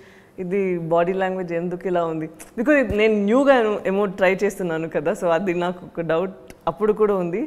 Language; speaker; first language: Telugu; non-native, learner; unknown